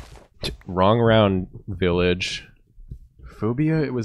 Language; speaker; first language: English; native; English